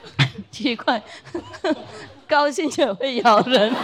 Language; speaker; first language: Chinese; non-native, fluent; Vietnamese